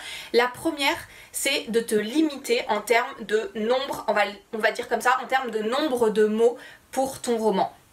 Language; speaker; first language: French; native; French